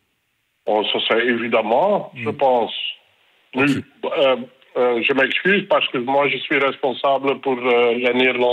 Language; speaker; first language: French; non-native, local second language; Dutch